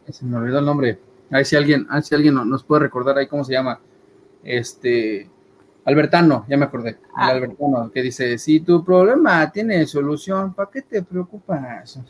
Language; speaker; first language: Spanish; native; Spanish